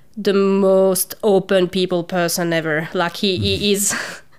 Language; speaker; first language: English; non-native, fluent; French